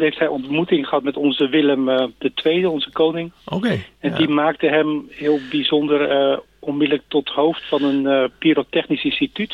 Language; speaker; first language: Dutch; native; Dutch